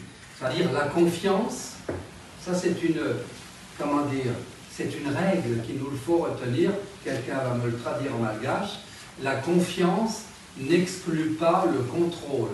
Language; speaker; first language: French; native; French